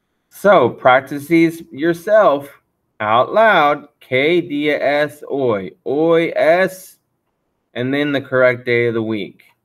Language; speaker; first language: English; native; English